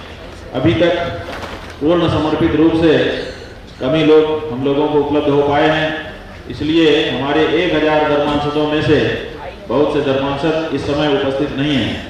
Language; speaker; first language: Hindi; native; Hindi